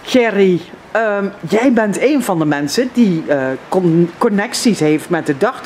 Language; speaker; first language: Dutch; native; Dutch